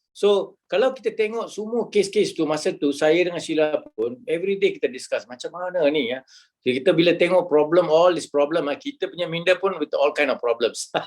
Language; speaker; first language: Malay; non-native, local second language; Tamil